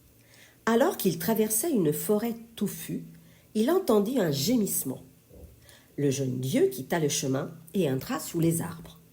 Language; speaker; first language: French; native; French